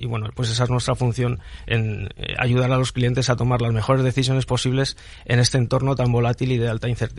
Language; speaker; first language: Spanish; native; Spanish